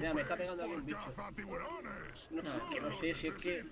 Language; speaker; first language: Spanish; native; Spanish